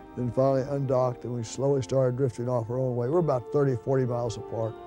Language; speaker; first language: English; native; English